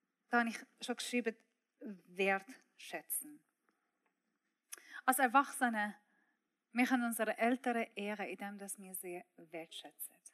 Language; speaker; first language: German; non-native, fluent; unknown